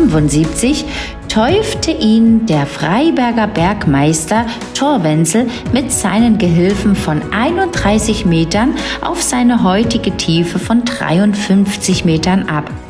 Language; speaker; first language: German; native; German